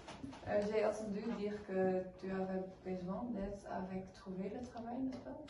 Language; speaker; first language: French; non-native, learner; Dutch